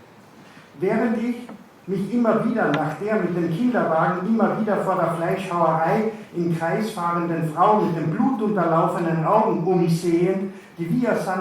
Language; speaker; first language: German; native; German